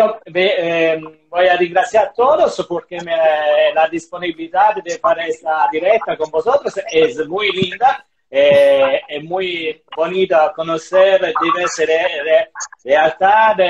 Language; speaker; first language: Spanish; non-native, learner; Italian